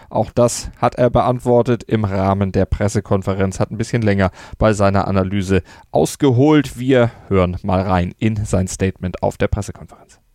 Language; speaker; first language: German; native; German